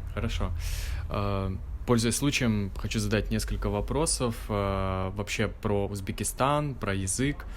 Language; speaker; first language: Russian; native; Russian